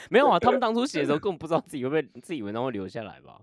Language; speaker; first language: Chinese; native; Chinese